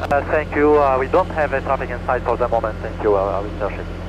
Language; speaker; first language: English; non-native, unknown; French